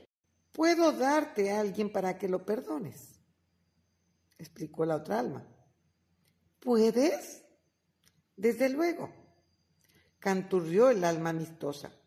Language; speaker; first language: Spanish; native; Spanish